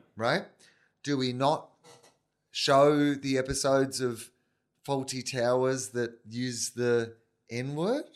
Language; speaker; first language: English; native; English